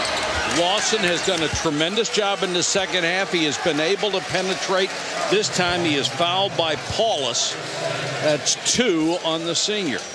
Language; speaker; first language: English; native; English